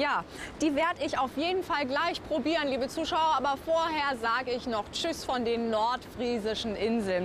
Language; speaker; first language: German; native; German